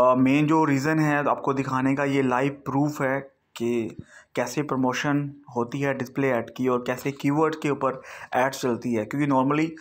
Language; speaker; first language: Hindi; non-native, local second language; Punjabi